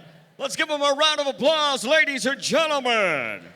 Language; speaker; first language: English; native; English